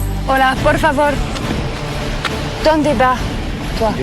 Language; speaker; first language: Spanish; non-native, learner; French